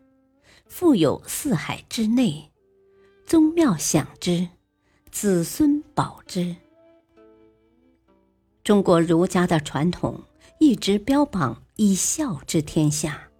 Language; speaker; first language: Chinese; native; Chinese